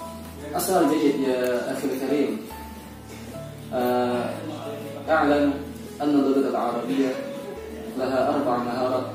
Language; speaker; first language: Arabic; non-native, fluent; Indonesian